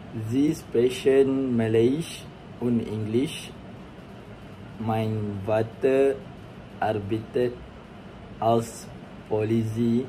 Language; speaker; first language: German; non-native, learner; Malay